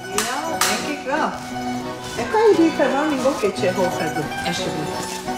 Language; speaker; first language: Dutch; non-native, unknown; Persian